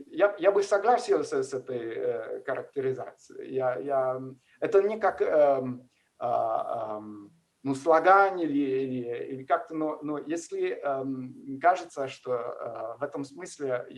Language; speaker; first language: Russian; non-native, fluent; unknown